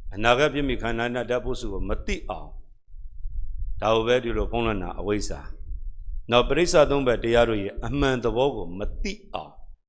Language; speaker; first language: Burmese; native; Burmese